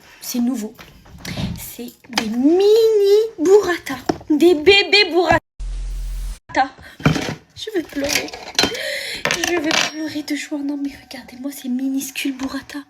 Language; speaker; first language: French; native; French